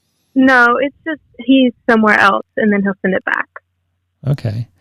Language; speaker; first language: English; native; English